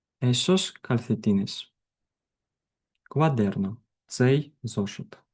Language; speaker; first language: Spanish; non-native, fluent; Ukrainian